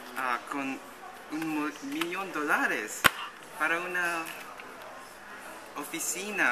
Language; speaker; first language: Spanish; non-native, learner; English